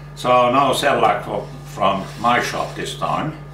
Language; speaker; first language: English; non-native, fluent; Finnish